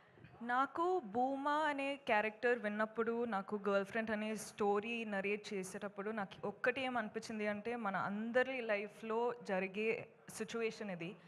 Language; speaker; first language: Telugu; non-native, local second language; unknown